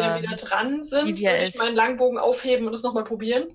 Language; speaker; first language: German; native; German